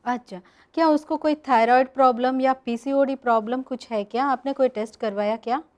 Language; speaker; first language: Hindi; non-native, local second language; Telugu